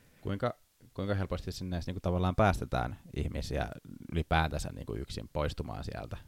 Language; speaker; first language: Finnish; native; Finnish